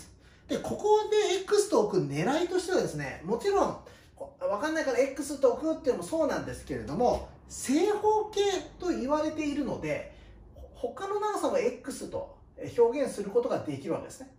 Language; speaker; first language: Japanese; native; Japanese